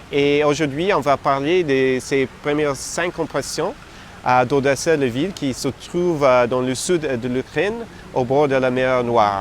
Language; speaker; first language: French; non-native, fluent; English